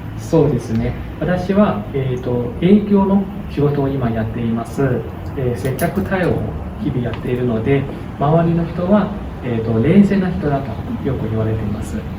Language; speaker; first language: Japanese; non-native, fluent; Chinese